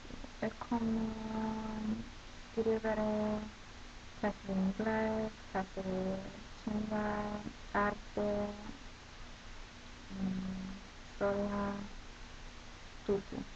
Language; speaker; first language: Italian; non-native, learner; English